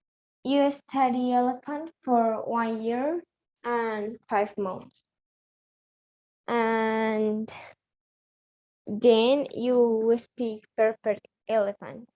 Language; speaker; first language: English; non-native, learner; Spanish